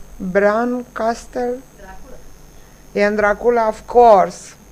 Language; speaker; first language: English; non-native, learner; Romanian